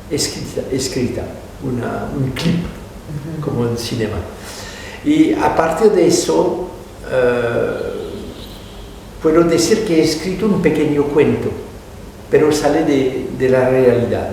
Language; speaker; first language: Spanish; non-native, fluent; French